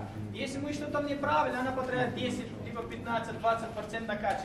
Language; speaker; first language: Russian; non-native, learner; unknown